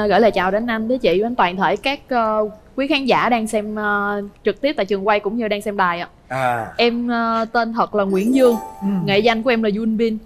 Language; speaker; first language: Vietnamese; native; Vietnamese